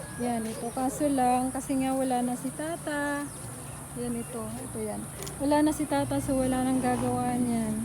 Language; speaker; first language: Filipino; non-native, local second language; Cebuano